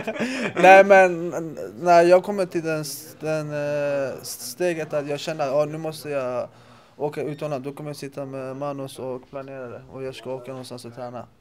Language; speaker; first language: Swedish; non-native, local second language; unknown